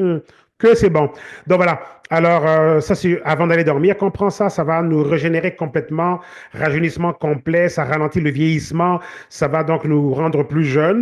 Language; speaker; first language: French; native; French